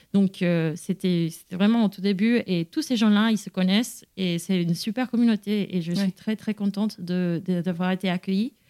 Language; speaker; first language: French; non-native, fluent; Spanish